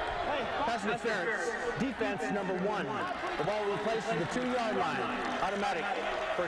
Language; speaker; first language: English; native; English